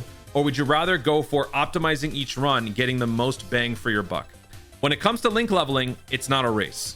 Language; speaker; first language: English; native; English